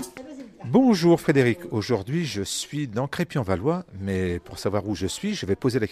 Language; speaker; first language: French; native; French